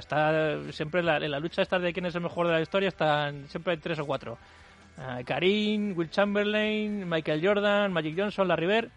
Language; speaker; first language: Spanish; native; Spanish